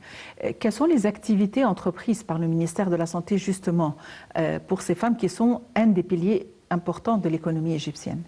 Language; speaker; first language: French; non-native, fluent; Arabic